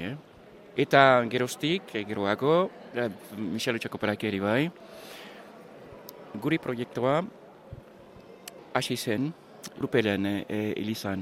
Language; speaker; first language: Basque; non-native, learner; English